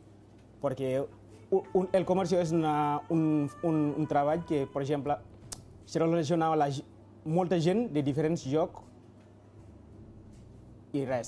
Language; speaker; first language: Spanish; non-native, fluent; Wolof